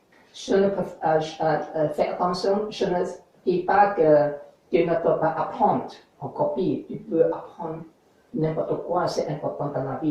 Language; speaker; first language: French; non-native, learner; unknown